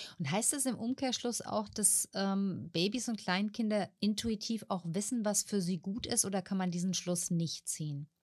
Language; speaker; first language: German; native; German